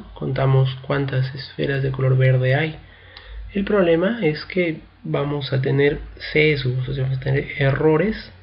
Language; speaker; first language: Spanish; native; Spanish